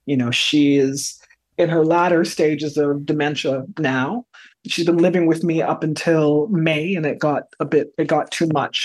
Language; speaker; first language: English; native; English